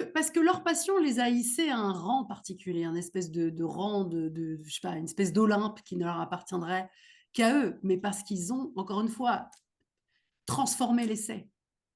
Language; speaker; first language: French; native; French